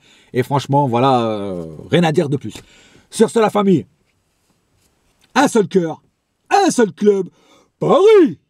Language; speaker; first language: French; native; French